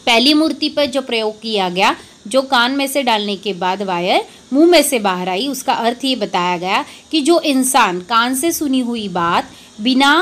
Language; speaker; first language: Hindi; non-native, local second language; Marathi